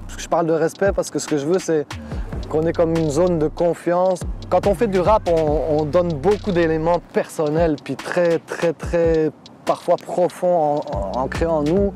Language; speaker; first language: French; native; French